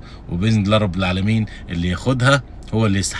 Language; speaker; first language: Arabic; native; Arabic